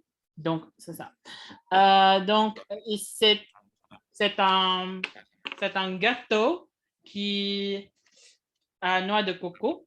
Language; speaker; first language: French; non-native, fluent; Indonesian